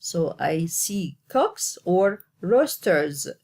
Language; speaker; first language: English; non-native, learner; Arabic